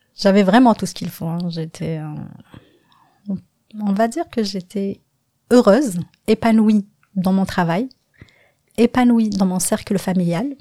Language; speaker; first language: French; non-native, local second language; Kabyle